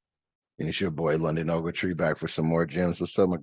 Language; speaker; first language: English; native; English